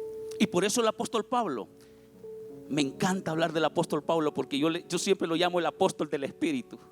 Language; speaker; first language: Spanish; native; Spanish